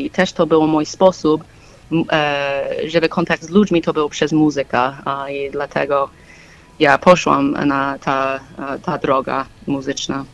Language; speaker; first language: Polish; non-native, learner; English